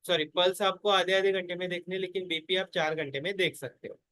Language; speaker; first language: Hindi; non-native, local second language; Marathi